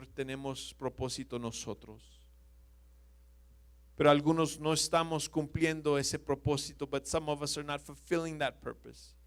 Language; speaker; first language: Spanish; non-native, fluent; English